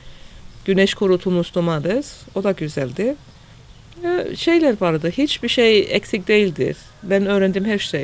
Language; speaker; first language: Turkish; non-native, fluent; English